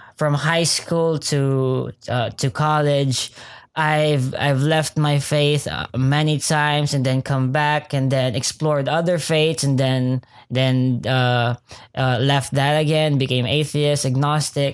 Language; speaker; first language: English; non-native, local second language; Filipino